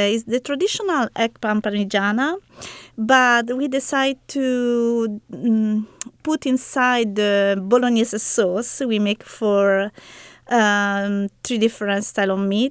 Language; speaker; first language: English; non-native, learner; Italian